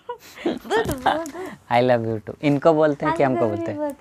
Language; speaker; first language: Hindi; native; Hindi